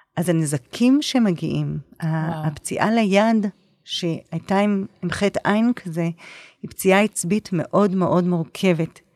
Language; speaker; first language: Hebrew; native; Hebrew